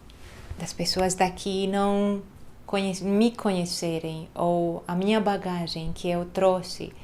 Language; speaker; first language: Portuguese; non-native, fluent; Hungarian